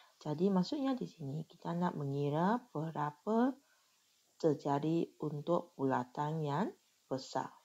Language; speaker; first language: Malay; non-native, local second language; Chinese